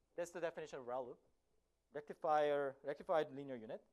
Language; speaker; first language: English; non-native, fluent; Korean